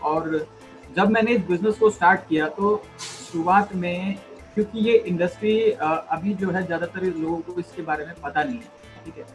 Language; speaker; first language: Hindi; early bilingual, other home language; Nepali